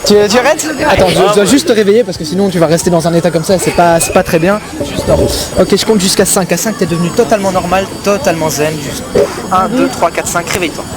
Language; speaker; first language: French; native; French